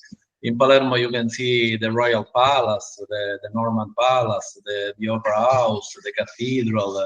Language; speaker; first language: English; non-native, learner; Italian